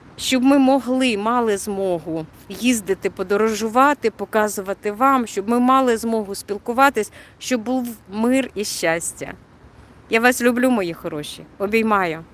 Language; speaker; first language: Ukrainian; native; Ukrainian